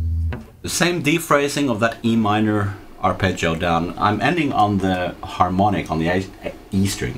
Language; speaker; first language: English; non-native, fluent; Norwegian